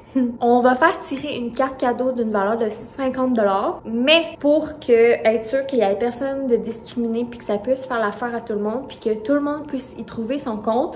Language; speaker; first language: French; native; French